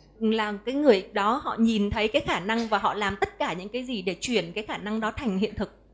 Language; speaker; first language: Vietnamese; native; Vietnamese